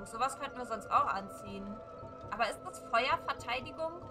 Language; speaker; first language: German; native; German